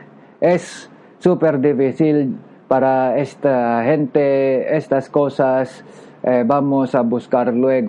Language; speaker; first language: Spanish; non-native, learner; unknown